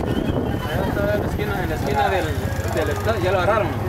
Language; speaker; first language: Spanish; native; Spanish